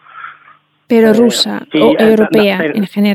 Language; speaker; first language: Spanish; non-native, fluent; Russian